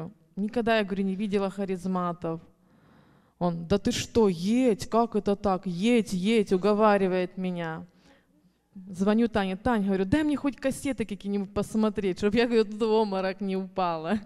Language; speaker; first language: Russian; native; Russian